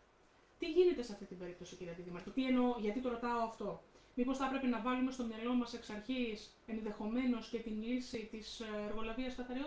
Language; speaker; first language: Greek; native; Greek